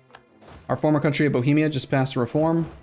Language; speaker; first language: English; native; English